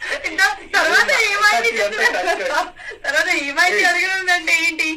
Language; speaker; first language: Telugu; non-native, learner; Gujarati